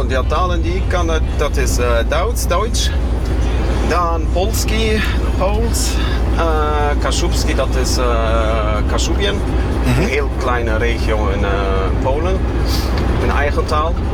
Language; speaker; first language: Dutch; non-native, fluent; Kashubian